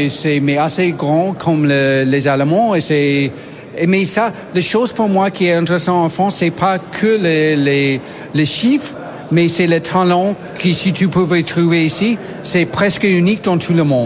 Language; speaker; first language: French; non-native, learner; English